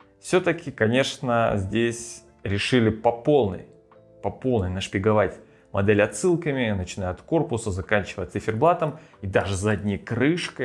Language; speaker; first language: Russian; native; Russian